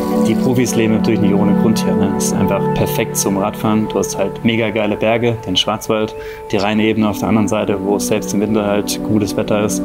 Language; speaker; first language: German; native; German